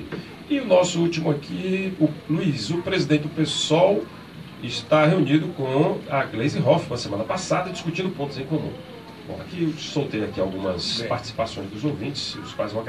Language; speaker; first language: Portuguese; native; Portuguese